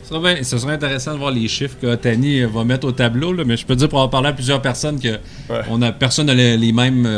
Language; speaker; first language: French; native; French